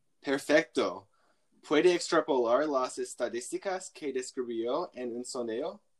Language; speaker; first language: Spanish; non-native, learner; English